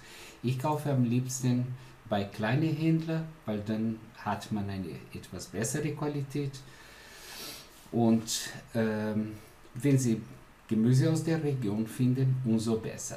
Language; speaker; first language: German; non-native, fluent; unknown